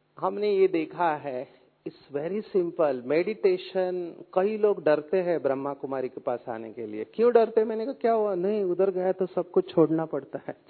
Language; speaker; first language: Hindi; non-native, local second language; Marathi